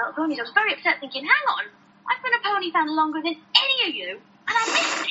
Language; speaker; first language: English; native; English